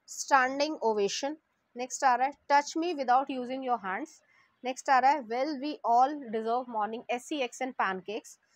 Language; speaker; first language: Hindi; native; Hindi